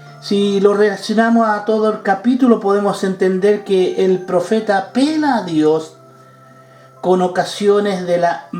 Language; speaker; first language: Spanish; native; Spanish